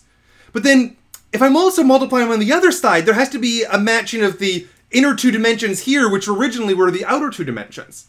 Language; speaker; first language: English; native; English